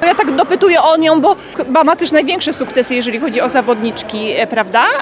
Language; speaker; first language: Polish; native; Polish